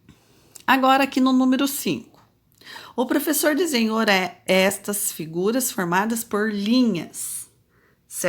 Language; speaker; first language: Portuguese; native; Portuguese